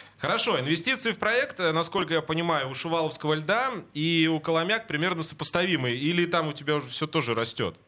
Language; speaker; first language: Russian; native; Russian